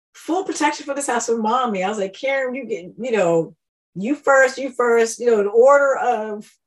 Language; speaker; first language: English; native; English